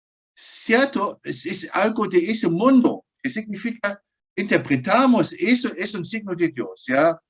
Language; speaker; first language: Spanish; non-native, fluent; German